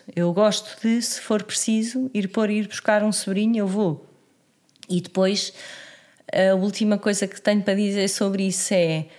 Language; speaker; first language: Portuguese; native; Portuguese